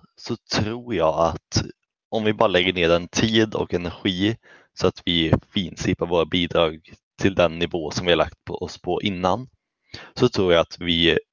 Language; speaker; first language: Swedish; native; Swedish